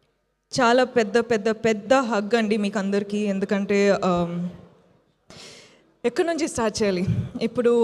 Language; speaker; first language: Telugu; non-native, fluent; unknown